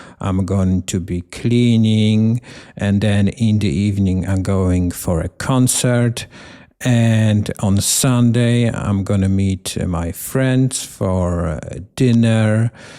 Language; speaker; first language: English; non-native, learner; Polish